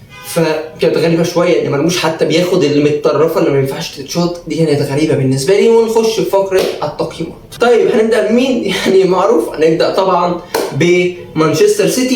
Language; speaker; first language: Arabic; native; Arabic